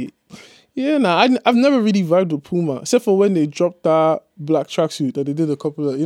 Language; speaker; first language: English; native; English